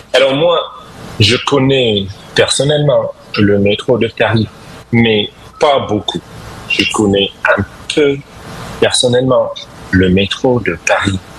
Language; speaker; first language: French; non-native, fluent; English